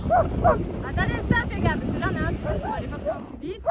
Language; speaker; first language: French; native; French